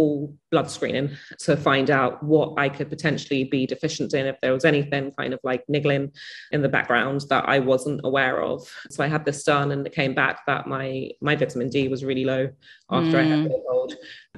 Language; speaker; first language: English; native; English